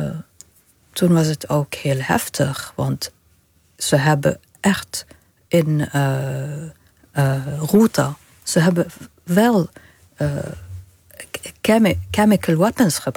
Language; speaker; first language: Dutch; non-native, fluent; Arabic